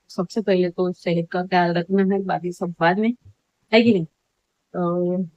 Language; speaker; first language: Hindi; non-native, local second language; Marathi